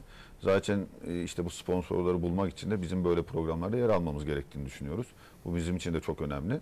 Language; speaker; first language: Turkish; native; Turkish